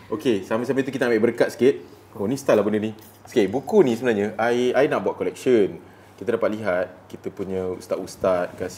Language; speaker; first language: Malay; native; Malay